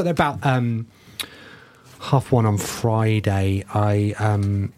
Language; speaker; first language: English; native; English